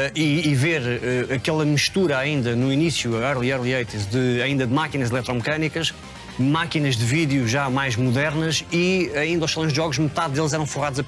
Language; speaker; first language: Portuguese; native; Portuguese